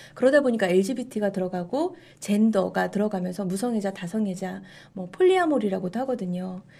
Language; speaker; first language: Korean; native; Korean